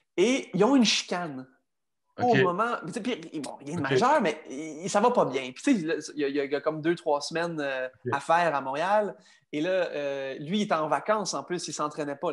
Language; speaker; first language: French; native; French